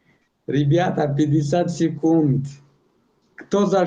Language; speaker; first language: Russian; non-native, local second language; Tajik